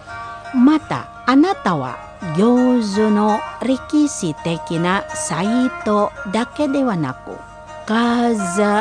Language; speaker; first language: Japanese; non-native, fluent; Indonesian